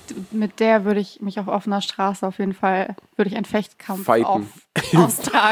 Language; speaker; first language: German; early bilingual, other home language; Persian